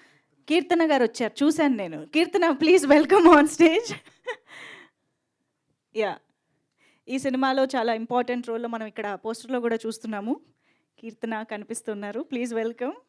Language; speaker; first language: Telugu; native; Telugu